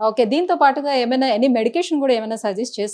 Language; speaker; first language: Telugu; native; Telugu